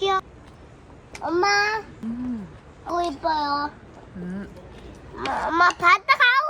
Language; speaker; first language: Korean; early bilingual, other home language; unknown